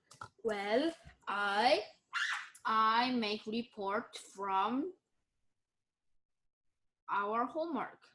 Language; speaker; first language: English; non-native, learner; Korean